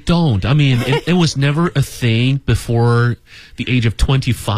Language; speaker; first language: English; native; English